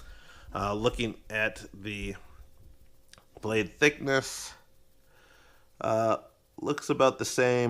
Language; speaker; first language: English; native; English